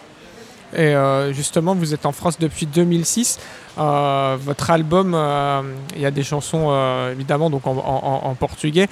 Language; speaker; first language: French; native; French